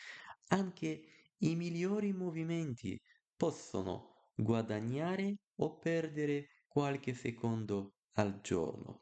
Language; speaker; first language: Italian; non-native, learner; Bulgarian